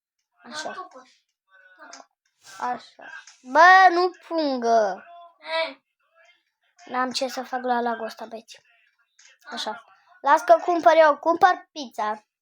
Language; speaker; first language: Romanian; native; Romanian